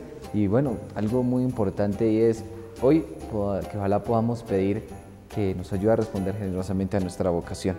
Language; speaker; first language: Spanish; native; Spanish